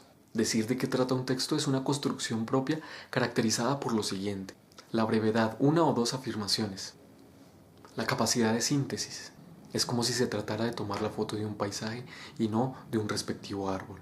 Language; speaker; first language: Spanish; native; Spanish